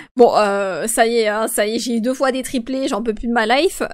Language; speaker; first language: French; native; French